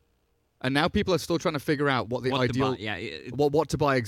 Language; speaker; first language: English; native; English